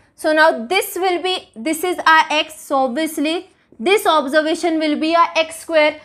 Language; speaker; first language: English; non-native, local second language; Marathi